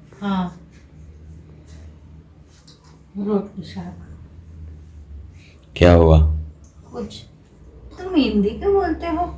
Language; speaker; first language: Hindi; non-native, local second language; Gujarati